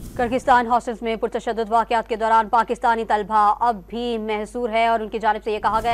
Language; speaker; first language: Urdu; native; Urdu